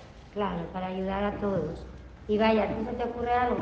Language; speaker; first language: Spanish; native; Spanish